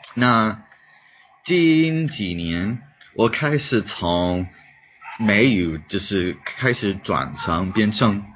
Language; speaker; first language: Chinese; non-native, fluent; English